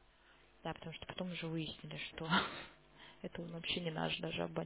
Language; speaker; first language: Russian; native; Russian